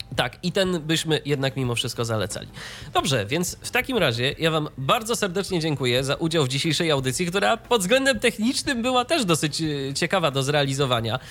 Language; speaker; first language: Polish; native; Polish